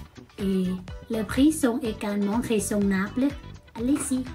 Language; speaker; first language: French; non-native, learner; Thai